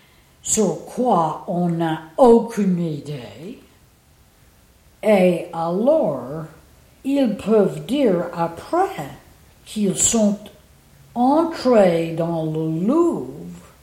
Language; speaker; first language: French; non-native, fluent; English